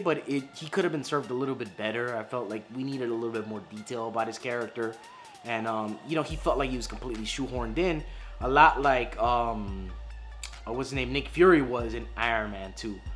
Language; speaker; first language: English; native; English